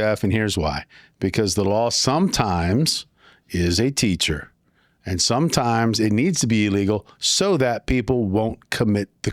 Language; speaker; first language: English; native; English